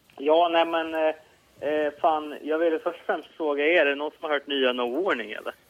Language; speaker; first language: Swedish; native; Swedish